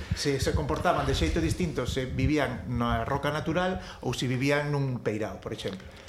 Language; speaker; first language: Galician; native; Galician